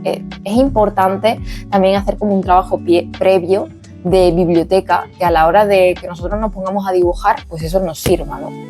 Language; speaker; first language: Spanish; native; Spanish